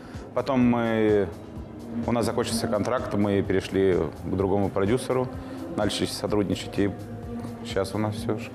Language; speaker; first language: Russian; native; Russian